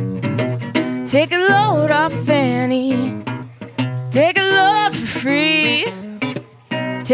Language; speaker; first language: English; native; English